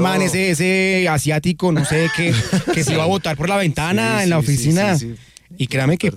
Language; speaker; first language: Spanish; native; Spanish